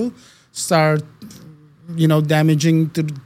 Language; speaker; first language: English; non-native, fluent; Turkish